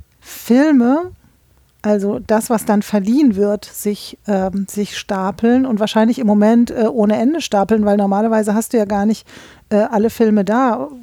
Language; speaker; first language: German; native; German